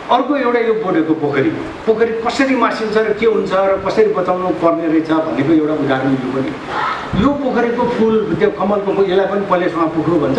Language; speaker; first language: Nepali; non-native, local second language; Newari